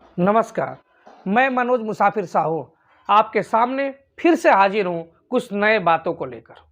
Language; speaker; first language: Hindi; non-native, local second language; Bhojpuri